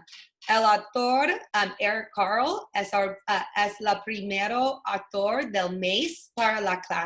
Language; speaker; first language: Spanish; non-native, learner; English